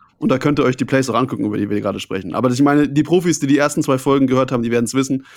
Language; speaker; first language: German; native; German